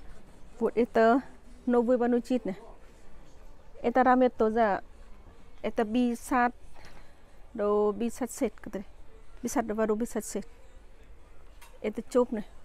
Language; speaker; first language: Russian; non-native, learner; Tajik